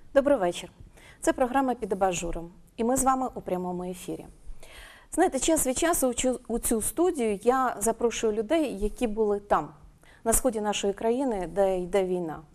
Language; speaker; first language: Ukrainian; native; Ukrainian